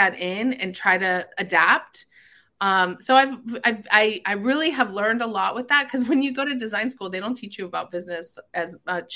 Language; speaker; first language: English; native; English